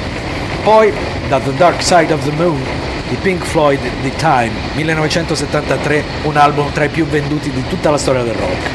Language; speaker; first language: Italian; native; Italian